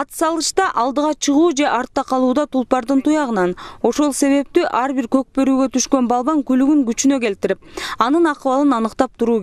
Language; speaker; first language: Kyrgyz; native; Kyrgyz